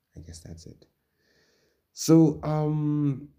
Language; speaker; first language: English; non-native, local second language; Swahili